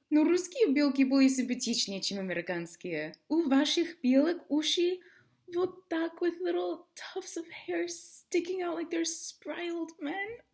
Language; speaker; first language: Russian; non-native, learner; English